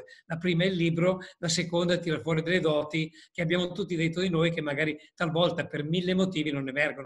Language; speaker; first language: Italian; native; Italian